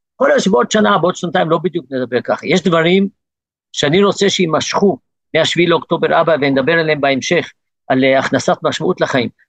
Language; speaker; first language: Hebrew; early bilingual, other home language; English